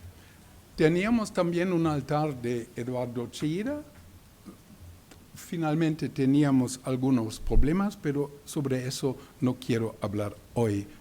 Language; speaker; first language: Spanish; non-native, learner; German